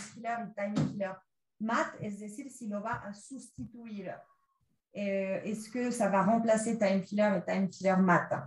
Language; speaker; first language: Spanish; native; Spanish